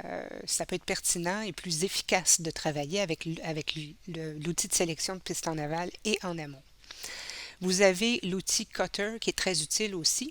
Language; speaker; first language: French; native; French